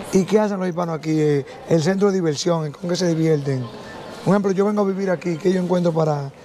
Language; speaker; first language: Spanish; native; Spanish